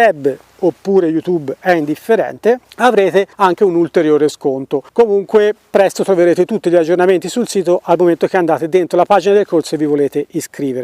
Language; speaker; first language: Italian; native; Italian